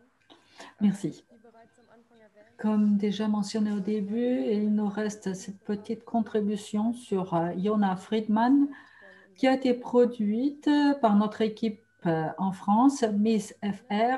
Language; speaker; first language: French; non-native, fluent; German